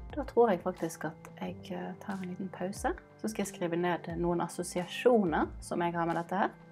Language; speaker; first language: Norwegian; native; Norwegian